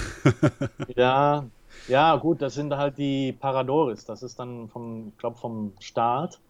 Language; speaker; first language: German; early bilingual, heritage; Spanish